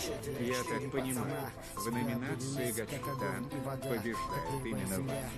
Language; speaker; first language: Russian; native; Russian